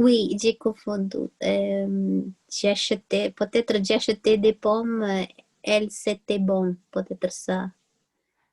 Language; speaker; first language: French; non-native, learner; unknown